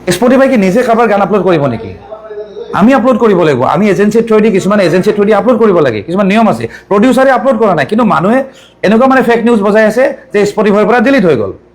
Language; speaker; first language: Assamese; native; Assamese